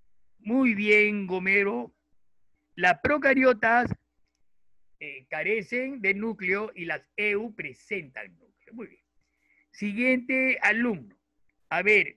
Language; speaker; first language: Spanish; native; Spanish